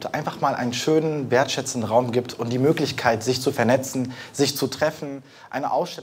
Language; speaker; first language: German; early bilingual, other home language; Turkish